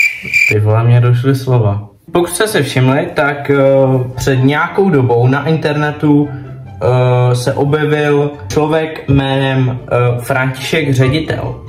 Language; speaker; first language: Czech; native; Czech